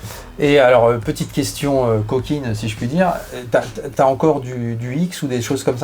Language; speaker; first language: French; native; French